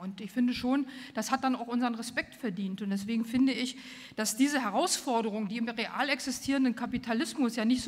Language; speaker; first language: German; native; German